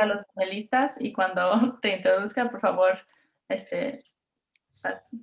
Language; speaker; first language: Spanish; non-native, fluent; English